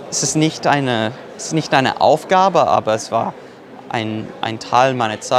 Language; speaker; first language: German; non-native, fluent; English